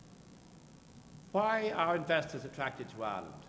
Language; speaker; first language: English; native; English